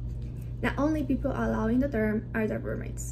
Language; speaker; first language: English; non-native, local second language; Spanish